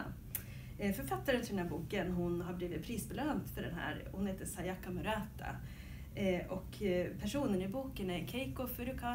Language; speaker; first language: Swedish; native; Swedish